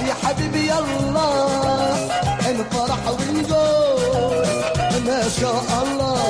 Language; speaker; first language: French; non-native, learner; Arabic